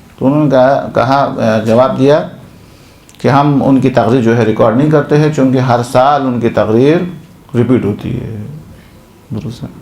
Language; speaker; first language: Urdu; non-native, local second language; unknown